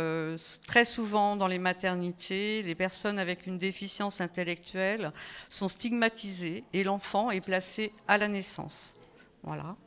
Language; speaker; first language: French; native; French